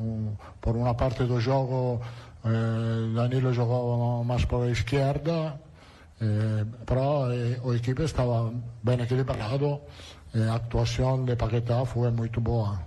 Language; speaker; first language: Portuguese; non-native, learner; Italian